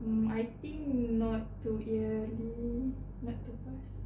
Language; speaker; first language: English; non-native, learner; Malay